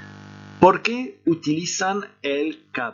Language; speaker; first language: Spanish; non-native, fluent; French